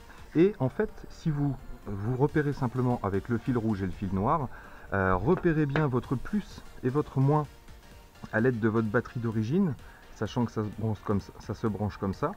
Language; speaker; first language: French; native; French